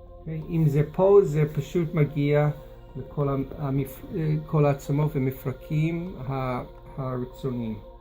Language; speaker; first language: Hebrew; non-native, fluent; English